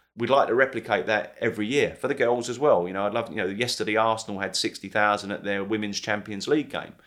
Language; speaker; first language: English; native; English